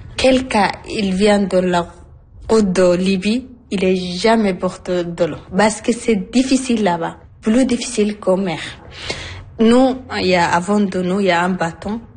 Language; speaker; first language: French; non-native, learner; Arabic